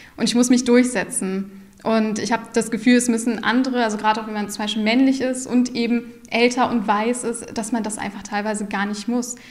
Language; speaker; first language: German; early bilingual, other home language; Urdu